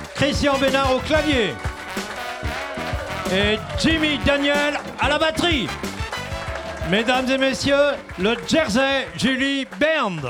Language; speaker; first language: French; native; French